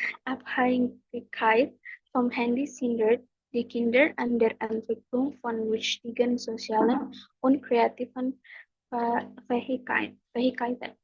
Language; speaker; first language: German; non-native, learner; Indonesian